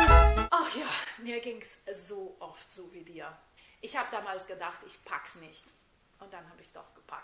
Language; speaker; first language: German; native; German